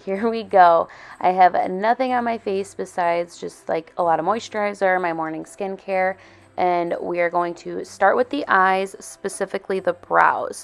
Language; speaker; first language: English; native; English